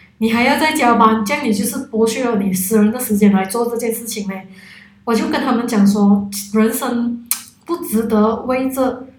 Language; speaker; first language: Chinese; non-native, local second language; Cantonese